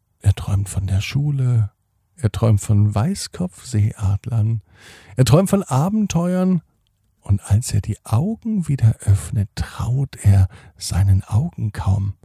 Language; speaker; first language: German; native; German